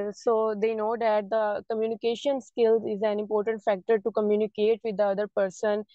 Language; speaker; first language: English; non-native, local second language; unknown